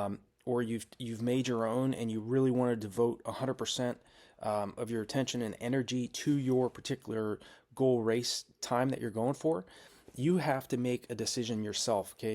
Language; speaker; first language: English; native; English